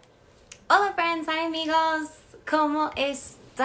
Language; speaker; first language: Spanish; non-native, fluent; English